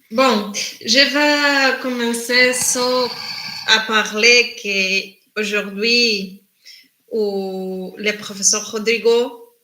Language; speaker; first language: French; non-native, learner; Spanish